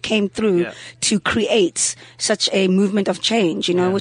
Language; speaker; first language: English; non-native, local second language; Xhosa